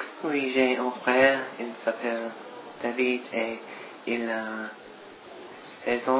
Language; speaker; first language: French; non-native, learner; English